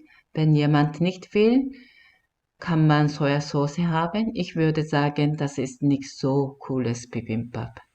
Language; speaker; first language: German; non-native, fluent; Korean